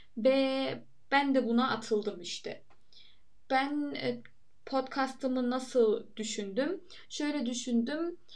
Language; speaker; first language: Turkish; early bilingual, heritage; Turkish